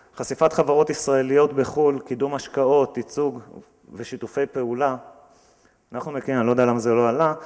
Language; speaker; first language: Hebrew; native; Hebrew